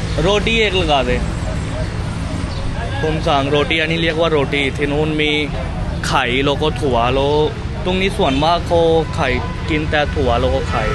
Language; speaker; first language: Thai; non-native, fluent; Urdu